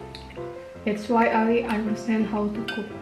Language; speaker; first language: English; non-native, learner; Indonesian